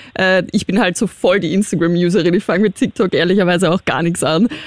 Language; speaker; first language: German; native; German